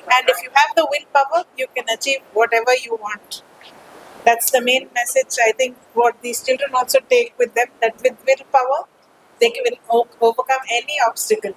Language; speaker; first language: English; non-native, local second language; Kannada